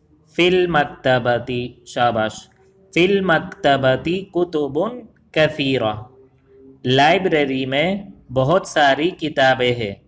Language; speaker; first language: Urdu; native; Urdu